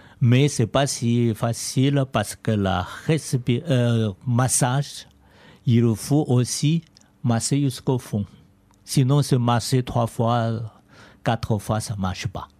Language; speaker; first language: French; non-native, learner; Chinese